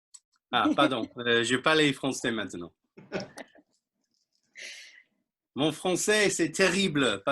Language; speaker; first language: French; non-native, learner; English